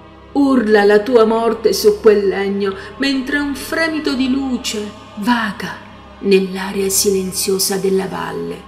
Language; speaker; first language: Italian; native; Italian